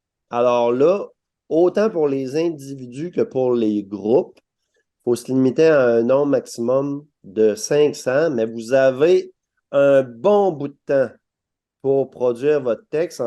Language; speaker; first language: French; native; French